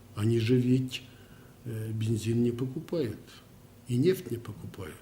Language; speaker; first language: Russian; native; Russian